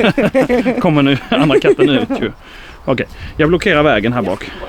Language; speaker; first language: Swedish; native; Swedish